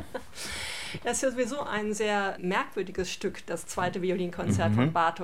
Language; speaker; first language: German; native; German